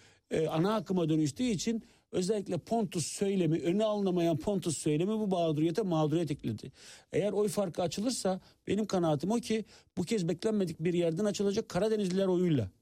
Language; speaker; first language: Turkish; native; Turkish